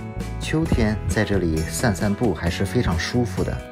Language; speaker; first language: Chinese; native; Chinese